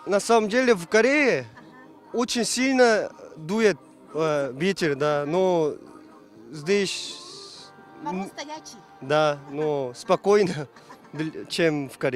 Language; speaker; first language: Russian; non-native, learner; Korean